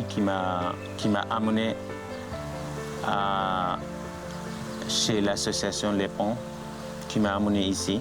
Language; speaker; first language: French; non-native, learner; Arabic